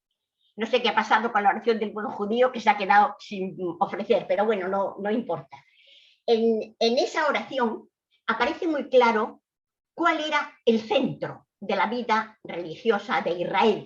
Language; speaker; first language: Spanish; native; Spanish